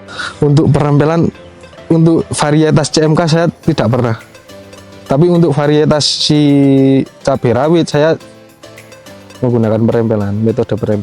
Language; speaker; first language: Indonesian; non-native, local second language; Javanese